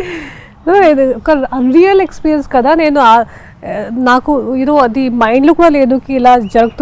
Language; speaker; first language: Telugu; non-native, fluent; Hindi